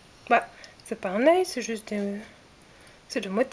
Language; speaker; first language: French; native; French